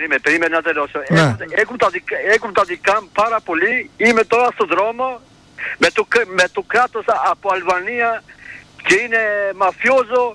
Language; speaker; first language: Greek; non-native, learner; Albanian